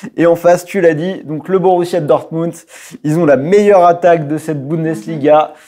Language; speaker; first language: French; native; French